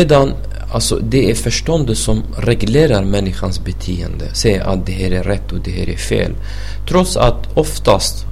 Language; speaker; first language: Swedish; non-native, fluent; Arabic